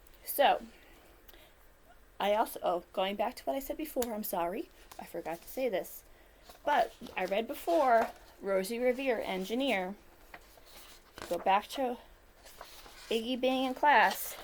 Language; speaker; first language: English; native; English